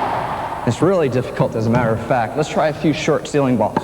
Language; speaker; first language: English; native; English